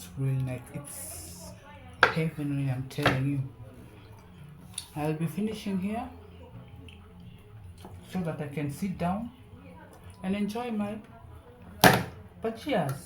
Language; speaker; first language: English; non-native, local second language; Swahili